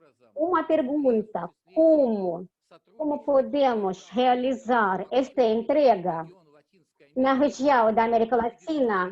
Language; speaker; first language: Portuguese; non-native, fluent; Russian